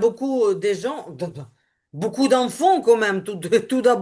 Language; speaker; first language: French; non-native, learner; Ukrainian